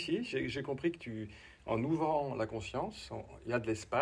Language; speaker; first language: French; native; French